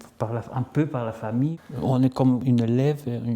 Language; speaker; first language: French; non-native, fluent; Greek